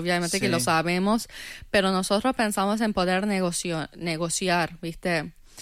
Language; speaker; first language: Spanish; non-native, fluent; Persian